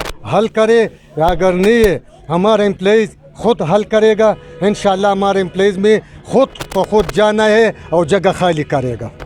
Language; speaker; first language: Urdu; non-native, local second language; Pashto